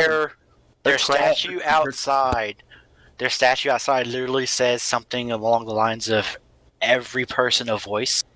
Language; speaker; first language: English; native; English